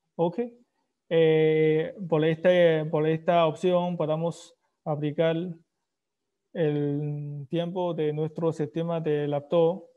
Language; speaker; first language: Spanish; non-native, fluent; Chinese